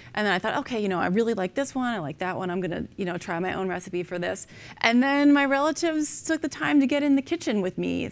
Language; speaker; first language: English; native; English